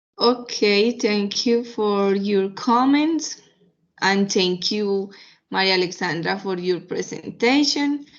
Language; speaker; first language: English; non-native, fluent; Spanish